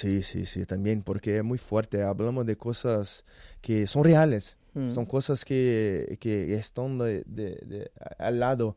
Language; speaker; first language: Spanish; non-native, learner; Portuguese